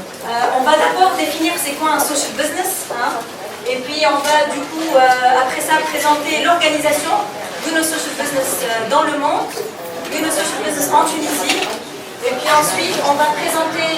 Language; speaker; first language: French; native; French